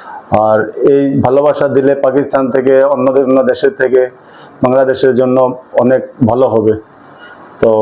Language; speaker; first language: Bangla; early bilingual, heritage; Bangla